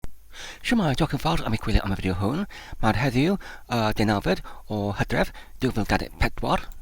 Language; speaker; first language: Welsh; non-native, learner; English